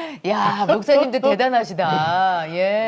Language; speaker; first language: Korean; native; Korean